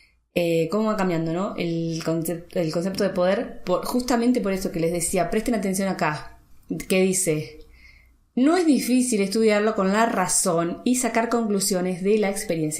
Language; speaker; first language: Spanish; native; Spanish